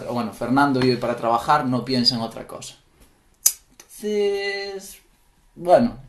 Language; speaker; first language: Spanish; non-native, local second language; Galician